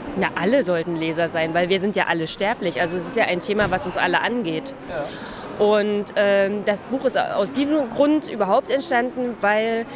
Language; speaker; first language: German; native; German